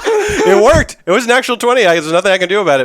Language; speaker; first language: English; native; English